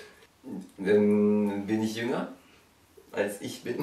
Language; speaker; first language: German; native; German